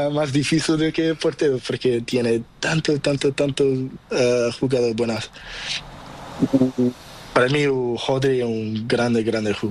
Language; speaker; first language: Spanish; non-native, learner; Portuguese